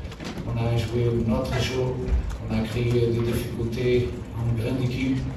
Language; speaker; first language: French; non-native, learner; Portuguese